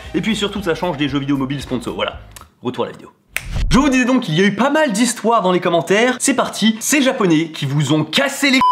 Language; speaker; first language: French; native; French